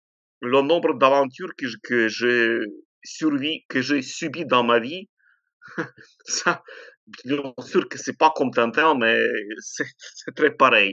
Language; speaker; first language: French; non-native, fluent; Ukrainian